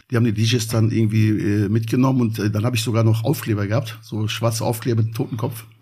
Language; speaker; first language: German; early bilingual, other home language; Turkish